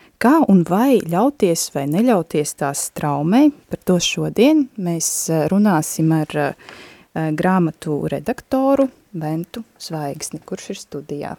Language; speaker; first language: Latvian; native; Latvian